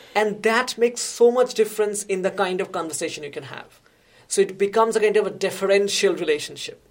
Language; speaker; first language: English; non-native, local second language; Bangla